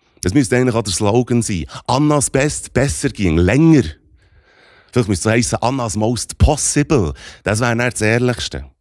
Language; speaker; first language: German; native; German